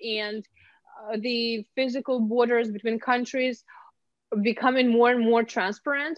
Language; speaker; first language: English; non-native, fluent; Ukrainian